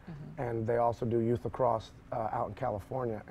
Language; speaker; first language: English; native; English